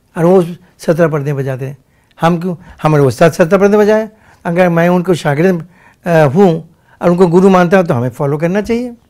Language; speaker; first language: Hindi; non-native, local second language; Bangla